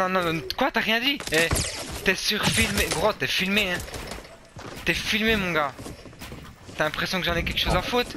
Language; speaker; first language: French; native; French